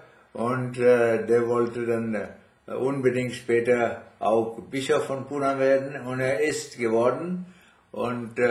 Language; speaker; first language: German; non-native, fluent; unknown